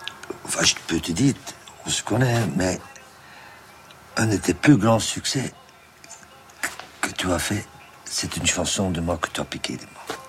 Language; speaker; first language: French; non-native, local second language; Dutch